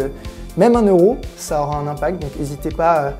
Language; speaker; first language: French; native; French